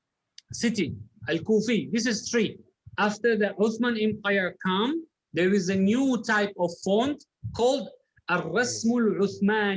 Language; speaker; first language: English; non-native, learner; Arabic